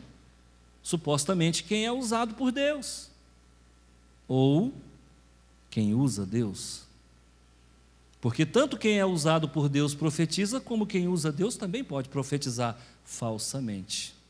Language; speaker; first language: Portuguese; native; Portuguese